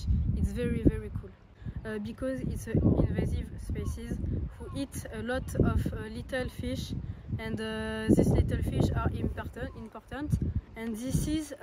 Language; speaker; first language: English; non-native, learner; French